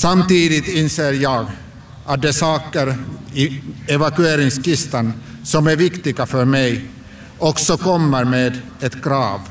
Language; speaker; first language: Swedish; non-native, local second language; Finnish